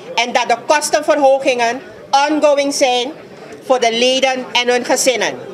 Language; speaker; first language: Dutch; native; Dutch